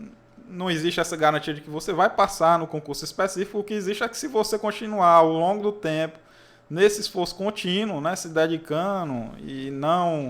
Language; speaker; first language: Portuguese; native; Portuguese